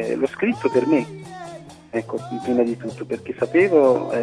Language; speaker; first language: Italian; non-native, fluent; Arabic